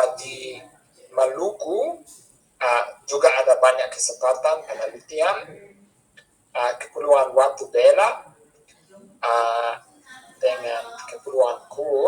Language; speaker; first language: Indonesian; non-native, fluent; English